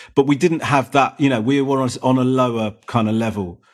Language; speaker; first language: English; native; English